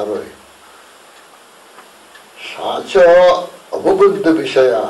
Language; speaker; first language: Russian; non-native, learner; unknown